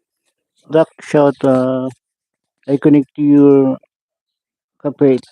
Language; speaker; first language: English; non-native, learner; Bikol